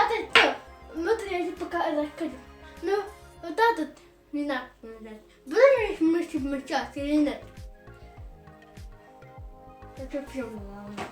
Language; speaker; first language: Russian; early bilingual, heritage; Russian